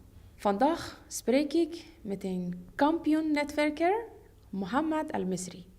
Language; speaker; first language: Dutch; non-native, fluent; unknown